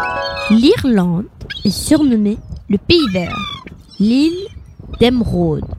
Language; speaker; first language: French; non-native, learner; English